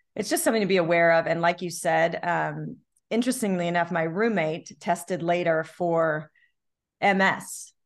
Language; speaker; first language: English; native; English